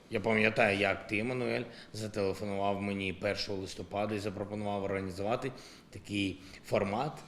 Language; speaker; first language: Ukrainian; non-native, local second language; Russian